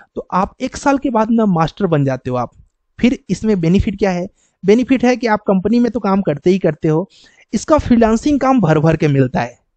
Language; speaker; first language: Hindi; native; Hindi